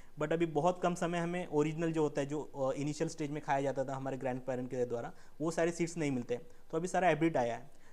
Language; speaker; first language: Hindi; non-native, local second language; Marathi